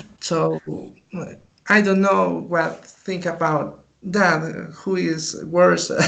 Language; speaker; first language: English; non-native, learner; Spanish